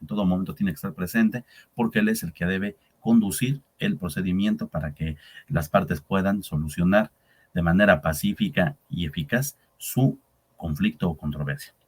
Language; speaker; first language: Spanish; native; Spanish